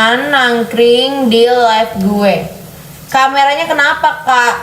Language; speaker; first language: Indonesian; native; Indonesian